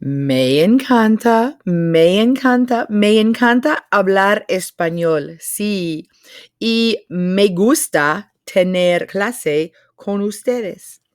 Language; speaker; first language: Spanish; non-native, fluent; English